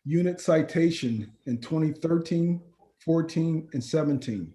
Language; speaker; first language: English; native; English